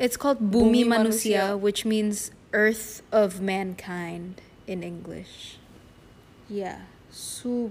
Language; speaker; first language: English; non-native, fluent; Indonesian